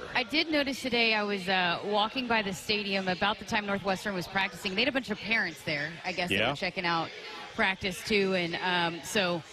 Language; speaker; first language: English; native; English